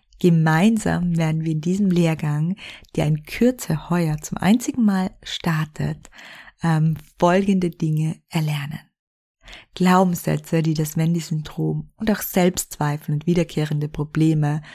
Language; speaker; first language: German; native; German